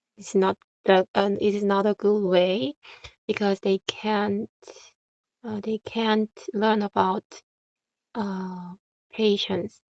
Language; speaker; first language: English; non-native, fluent; Korean